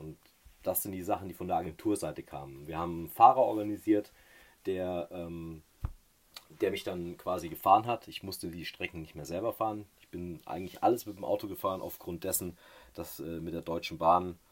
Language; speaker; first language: German; native; German